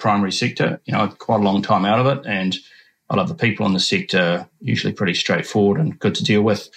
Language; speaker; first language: English; native; English